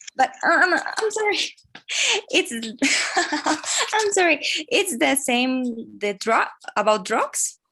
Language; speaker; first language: English; non-native, learner; Spanish